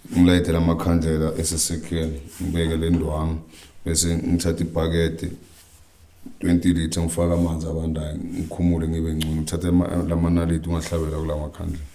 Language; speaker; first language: Zulu; non-native, local second language; Northern Sotho